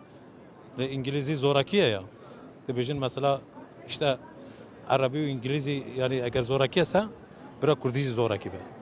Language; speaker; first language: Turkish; non-native, local second language; Kurdish